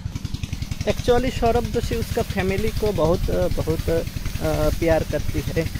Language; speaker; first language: Hindi; non-native, fluent; Bangla